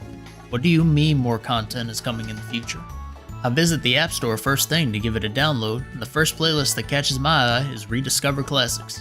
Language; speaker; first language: English; native; English